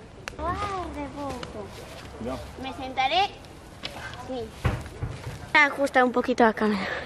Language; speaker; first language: Spanish; native; Spanish